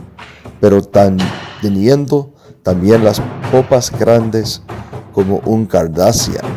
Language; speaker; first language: Spanish; non-native, fluent; English